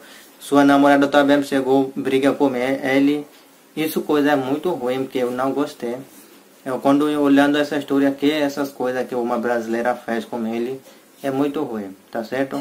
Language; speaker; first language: Portuguese; non-native, learner; Hindi